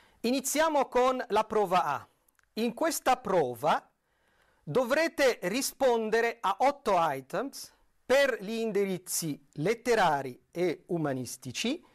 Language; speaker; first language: Italian; non-native, fluent; Arabic